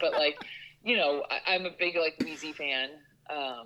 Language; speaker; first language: English; native; English